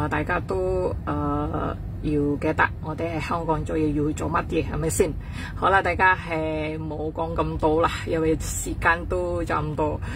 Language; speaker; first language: Cantonese; non-native, fluent; Indonesian